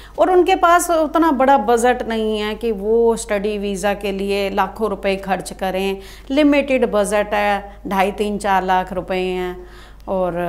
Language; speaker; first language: Hindi; non-native, local second language; Punjabi